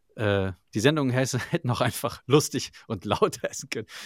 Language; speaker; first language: German; native; German